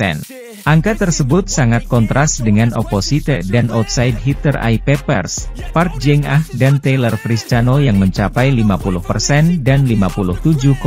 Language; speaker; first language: Indonesian; native; Indonesian